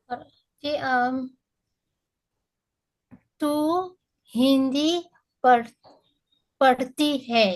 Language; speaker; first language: Hindi; non-native, learner; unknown